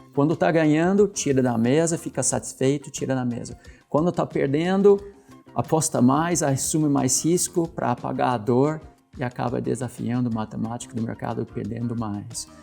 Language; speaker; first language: Portuguese; non-native, fluent; English